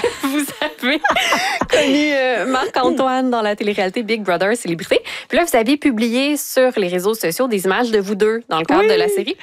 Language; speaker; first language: French; native; French